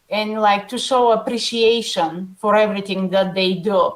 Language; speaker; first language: English; non-native, fluent; Bulgarian